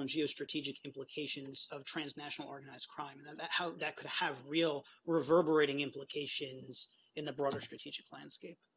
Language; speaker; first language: English; native; English